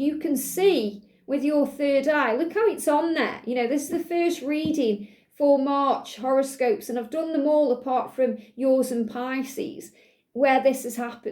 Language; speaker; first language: English; native; English